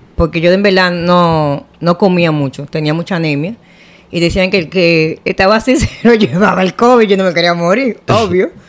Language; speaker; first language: Spanish; native; Spanish